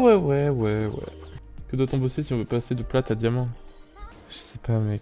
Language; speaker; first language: French; native; French